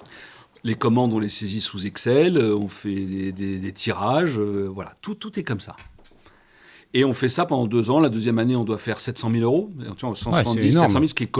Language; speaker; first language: French; native; French